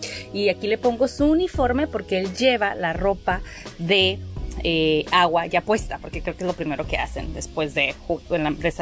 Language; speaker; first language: Spanish; native; Spanish